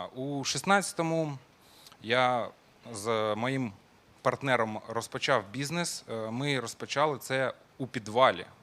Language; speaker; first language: Ukrainian; non-native, local second language; Russian